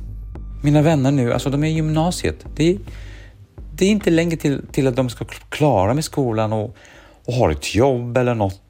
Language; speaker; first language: Swedish; early bilingual, other home language; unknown